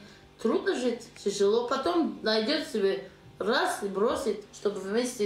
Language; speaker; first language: Russian; non-native, learner; Tajik